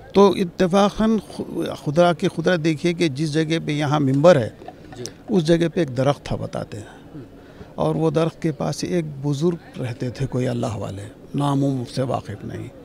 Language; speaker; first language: Hindi; non-native, local second language; Urdu